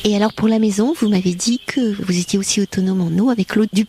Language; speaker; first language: French; native; French